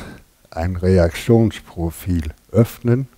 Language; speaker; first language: German; non-native, learner; Danish